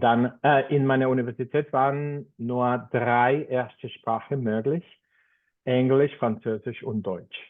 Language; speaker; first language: German; non-native, fluent; Spanish